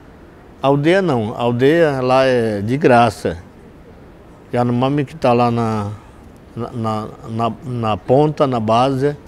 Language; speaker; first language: Portuguese; non-native, local second language; Yanomámi